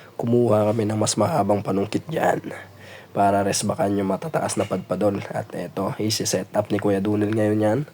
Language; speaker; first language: Filipino; non-native, local second language; Iloko